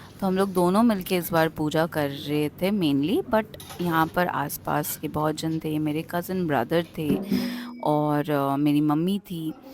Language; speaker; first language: Hindi; non-native, local second language; Bangla